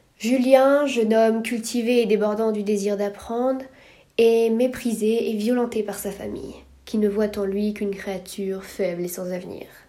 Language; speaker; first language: French; native; French